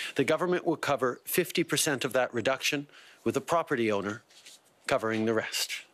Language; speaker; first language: English; native; English